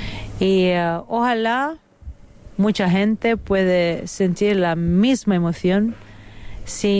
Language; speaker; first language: Spanish; non-native, fluent; Italian